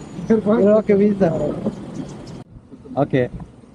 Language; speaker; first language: English; non-native, learner; Chinese